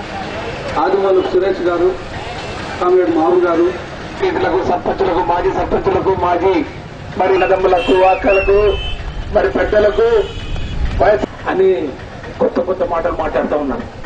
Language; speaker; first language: Telugu; native; Telugu